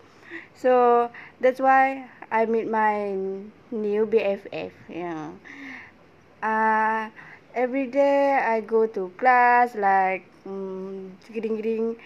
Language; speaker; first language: English; non-native, local second language; Malay